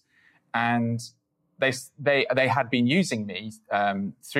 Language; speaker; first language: English; native; English